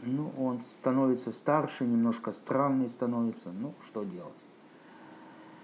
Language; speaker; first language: Russian; native; Russian